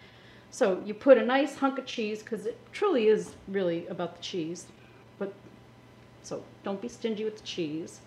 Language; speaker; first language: English; native; English